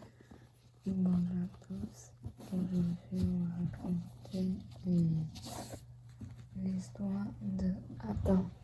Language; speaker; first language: French; non-native, learner; Portuguese